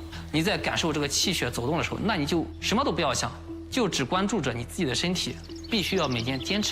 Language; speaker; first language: Chinese; native; Chinese